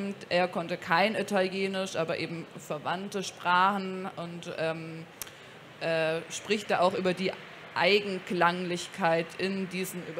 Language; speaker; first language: German; native; German